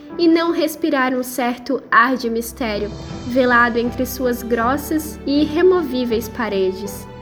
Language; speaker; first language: Portuguese; native; Portuguese